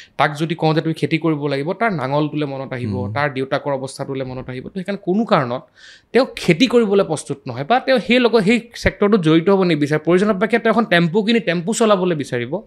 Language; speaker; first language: Assamese; native; Assamese